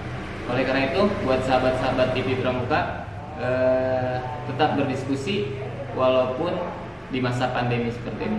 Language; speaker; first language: Indonesian; native; Indonesian